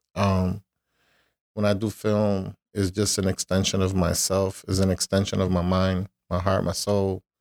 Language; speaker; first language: English; early bilingual, other home language; Spanish